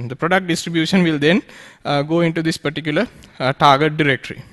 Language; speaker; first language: English; non-native, local second language; Sinhala